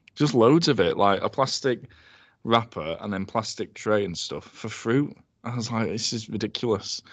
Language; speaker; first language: English; native; English